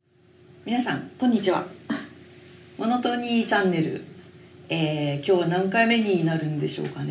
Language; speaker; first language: Japanese; native; Japanese